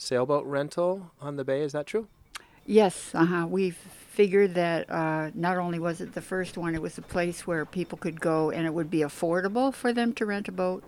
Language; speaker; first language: English; native; English